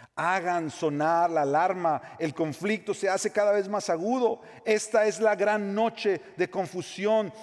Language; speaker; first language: Spanish; native; Spanish